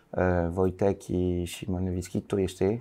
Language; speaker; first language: Polish; non-native, learner; French